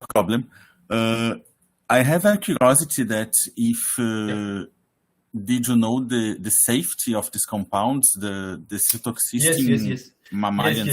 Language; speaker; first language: English; non-native, fluent; Portuguese